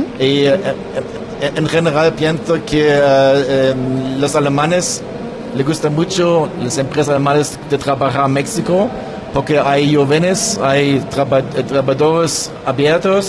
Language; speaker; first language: Spanish; non-native, learner; German